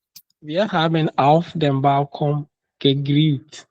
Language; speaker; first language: German; non-native, learner; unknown